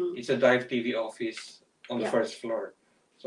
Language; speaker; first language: English; non-native, local second language; Filipino